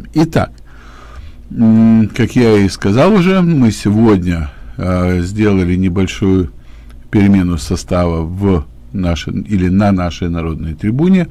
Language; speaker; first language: Russian; native; Russian